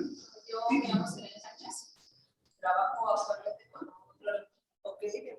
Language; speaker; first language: Spanish; native; Spanish